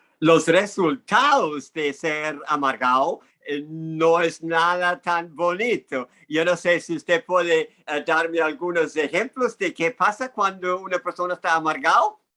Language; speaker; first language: Spanish; non-native, fluent; English